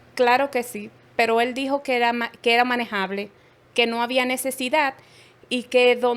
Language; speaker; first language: Spanish; native; Spanish